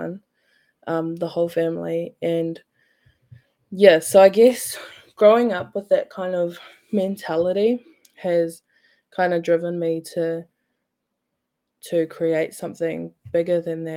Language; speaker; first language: English; native; English